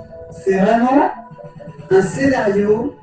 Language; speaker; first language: French; native; French